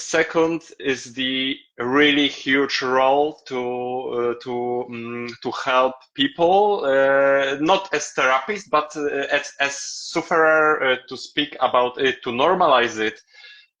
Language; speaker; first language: English; non-native, learner; Polish